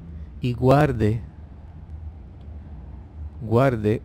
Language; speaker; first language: Spanish; native; Spanish